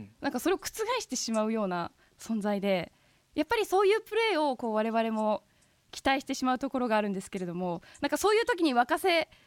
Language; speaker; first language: Japanese; native; Japanese